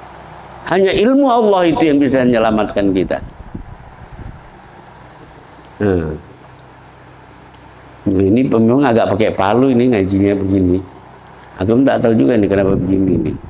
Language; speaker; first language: Indonesian; native; Indonesian